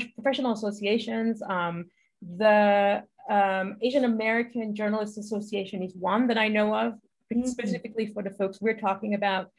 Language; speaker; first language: English; non-native, fluent; Hebrew